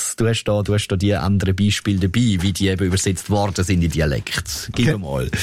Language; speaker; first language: German; native; German